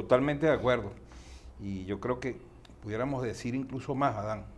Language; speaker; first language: Spanish; native; Spanish